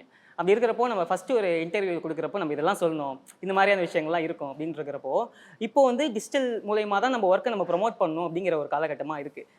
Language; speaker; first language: Tamil; native; Tamil